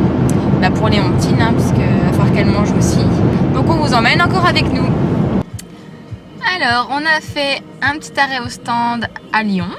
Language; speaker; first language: French; native; French